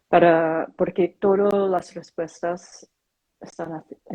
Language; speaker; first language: Spanish; non-native, fluent; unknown